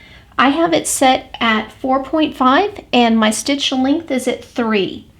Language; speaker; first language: English; native; English